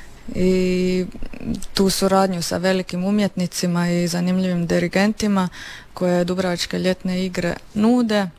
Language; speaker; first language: Serbian; native; Serbian